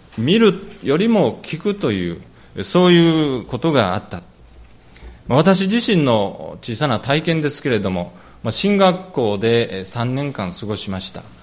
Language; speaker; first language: Japanese; native; Japanese